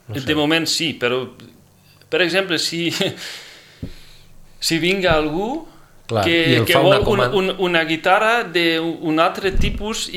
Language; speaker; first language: Catalan; non-native, fluent; Dutch